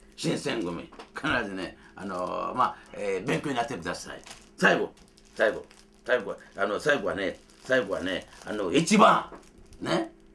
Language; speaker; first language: Japanese; non-native, fluent; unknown